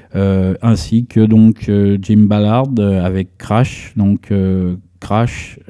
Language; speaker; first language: French; native; French